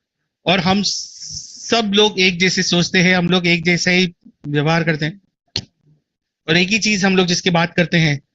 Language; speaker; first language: Hindi; native; Hindi